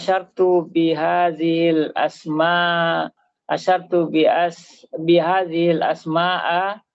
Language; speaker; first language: Arabic; non-native, learner; Indonesian